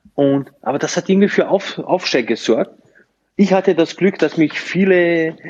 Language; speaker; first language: German; non-native, fluent; Slovenian